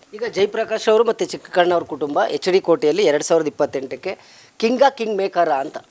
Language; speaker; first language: Kannada; native; Kannada